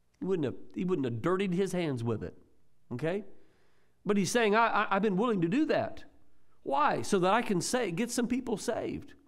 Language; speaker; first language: English; native; English